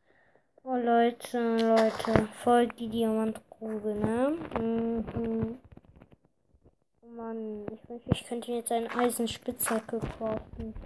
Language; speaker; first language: German; early bilingual, other home language; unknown